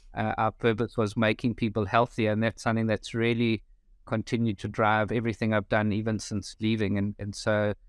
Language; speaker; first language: English; native; English